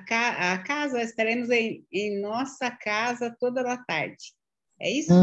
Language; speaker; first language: Spanish; non-native, learner; Portuguese